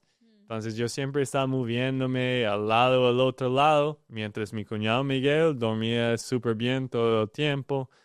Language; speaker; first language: Spanish; non-native, learner; English